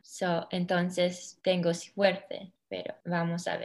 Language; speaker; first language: Spanish; early bilingual, heritage; English